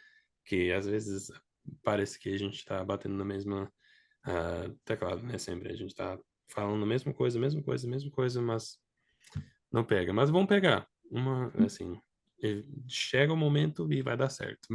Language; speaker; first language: Portuguese; non-native, fluent; English